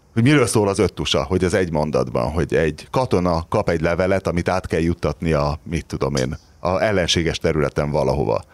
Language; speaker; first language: Hungarian; native; Hungarian